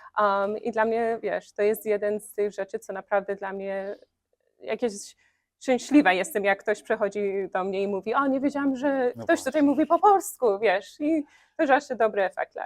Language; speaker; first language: Polish; early bilingual, heritage; Polish